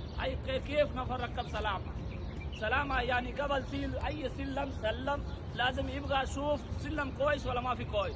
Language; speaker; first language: Arabic; non-native, learner; Hindi